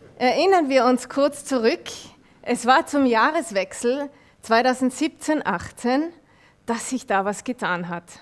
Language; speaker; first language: German; non-native, fluent; French